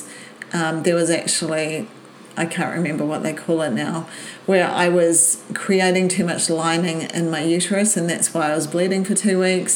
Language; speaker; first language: English; native; English